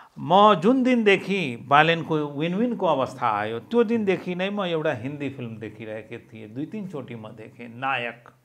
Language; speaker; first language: Nepali; non-native, local second language; Maithili